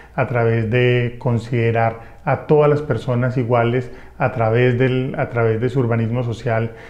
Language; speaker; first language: Spanish; native; Spanish